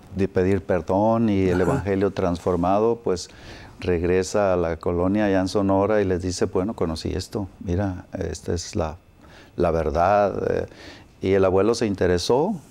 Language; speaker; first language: Spanish; native; Spanish